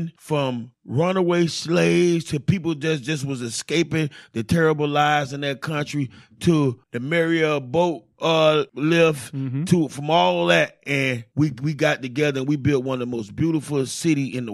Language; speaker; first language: English; native; English